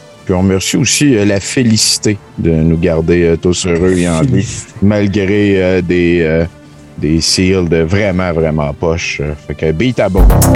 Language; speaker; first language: French; native; French